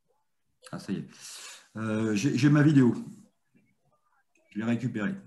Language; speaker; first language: French; native; French